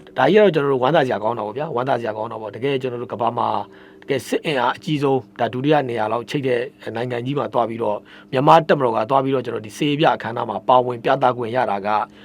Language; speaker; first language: Burmese; native; Burmese